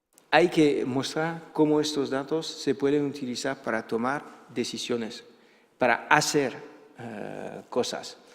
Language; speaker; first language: Spanish; non-native, fluent; Dutch